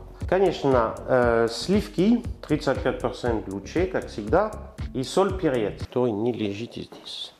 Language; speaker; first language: Russian; non-native, learner; French